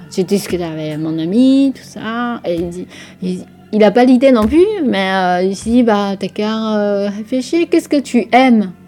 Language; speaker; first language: French; non-native, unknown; Min Nan Chinese